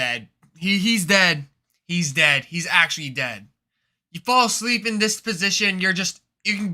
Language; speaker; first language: English; native; English